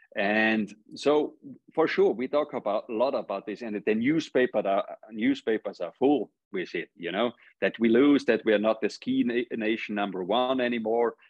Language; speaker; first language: English; non-native, fluent; German